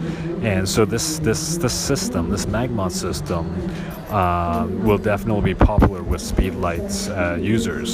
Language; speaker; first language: English; non-native, local second language; Cantonese